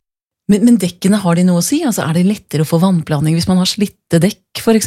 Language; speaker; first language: Norwegian; native; Norwegian